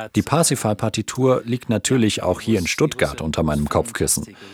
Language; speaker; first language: German; non-native, fluent; Spanish